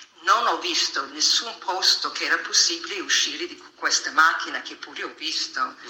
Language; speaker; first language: Italian; non-native, fluent; English